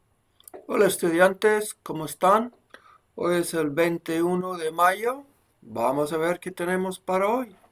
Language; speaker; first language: Spanish; non-native, fluent; English